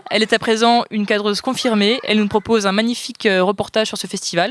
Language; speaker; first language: French; native; French